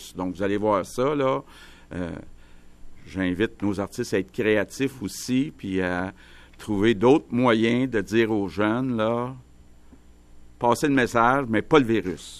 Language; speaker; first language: French; native; French